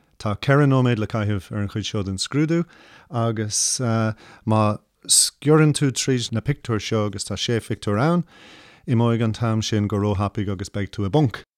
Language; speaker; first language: Irish; non-native, local second language; English